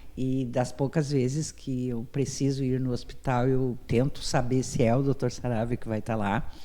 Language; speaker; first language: Portuguese; native; Portuguese